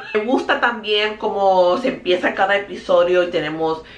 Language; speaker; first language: Spanish; early bilingual, heritage; Spanish